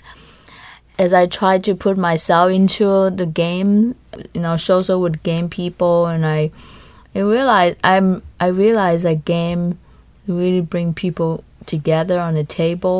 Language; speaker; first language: English; non-native, fluent; Vietnamese